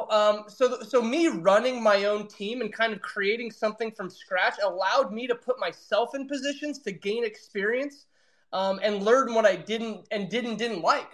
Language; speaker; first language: English; native; English